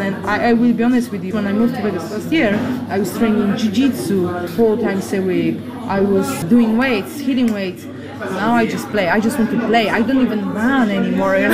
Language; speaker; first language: English; non-native, fluent; Polish